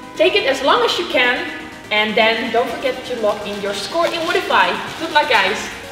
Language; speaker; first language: English; non-native, fluent; Dutch